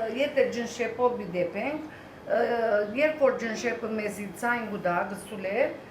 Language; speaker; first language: Armenian; early bilingual, heritage; Armenian